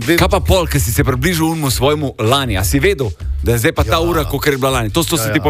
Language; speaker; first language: Slovenian; native; Slovenian